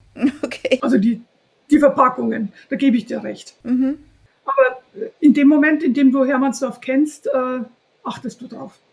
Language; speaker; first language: German; native; German